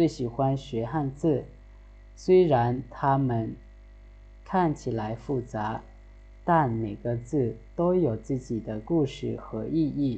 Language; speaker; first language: Chinese; non-native, fluent; Lao